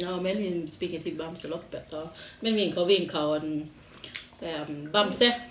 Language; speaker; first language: Swedish; non-native, learner; Thai